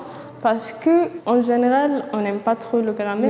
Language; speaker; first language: French; non-native, fluent; Arabic